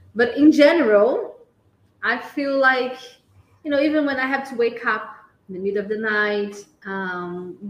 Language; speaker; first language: English; non-native, fluent; Portuguese